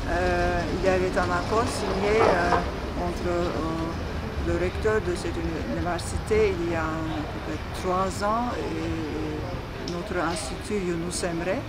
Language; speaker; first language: French; non-native, fluent; Turkish